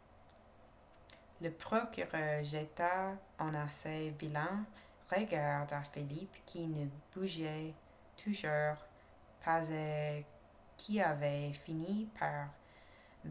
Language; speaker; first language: French; non-native, learner; English